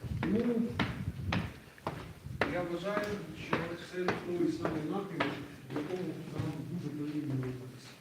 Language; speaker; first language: Ukrainian; non-native, local second language; Russian